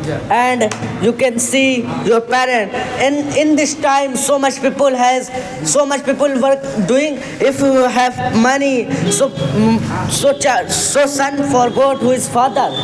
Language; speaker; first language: English; non-native, learner; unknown